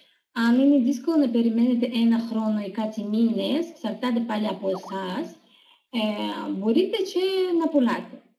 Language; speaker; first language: Greek; non-native, fluent; Russian